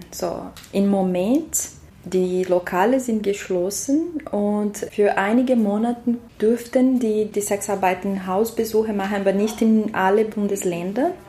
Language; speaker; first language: German; non-native, learner; Portuguese